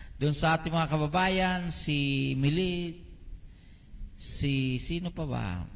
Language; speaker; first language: Filipino; non-native, local second language; Bikol